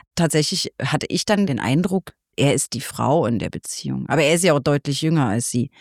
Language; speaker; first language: German; native; German